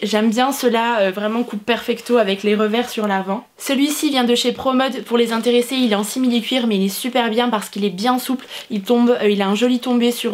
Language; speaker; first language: French; native; French